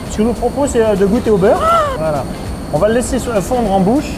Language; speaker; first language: French; native; French